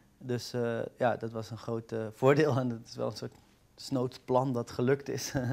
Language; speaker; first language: Dutch; native; Dutch